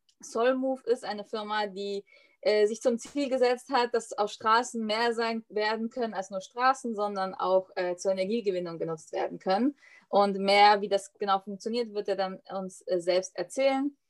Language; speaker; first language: German; native; German